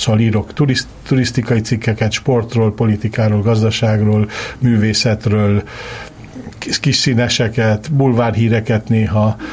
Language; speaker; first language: Hungarian; early bilingual, heritage; Hungarian